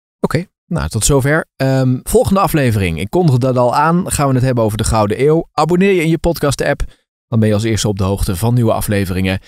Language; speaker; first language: Dutch; native; Dutch